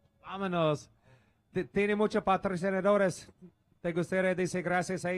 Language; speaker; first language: Spanish; non-native, learner; English